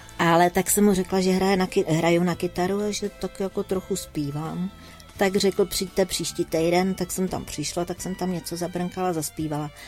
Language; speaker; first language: Czech; native; Czech